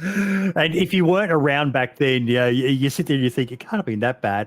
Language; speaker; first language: English; native; English